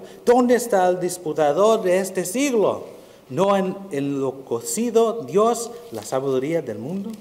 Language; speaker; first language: Spanish; early bilingual, heritage; Spanish